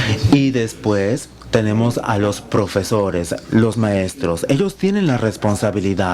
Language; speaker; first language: Spanish; non-native, fluent; Finnish